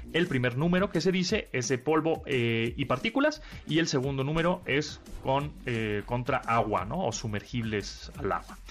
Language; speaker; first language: Spanish; native; Spanish